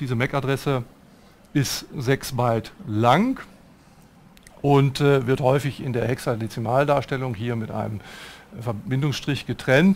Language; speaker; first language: German; native; German